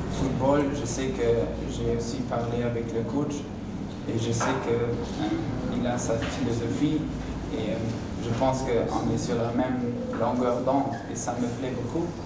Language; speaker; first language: French; non-native, local second language; Luxembourgish